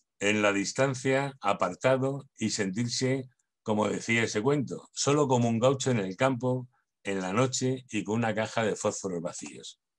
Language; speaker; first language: Spanish; native; Spanish